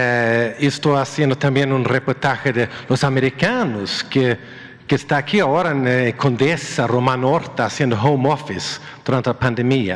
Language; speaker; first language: Spanish; non-native, fluent; Swedish